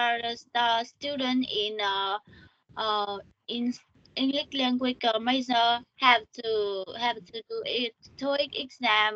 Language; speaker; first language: English; non-native, learner; Vietnamese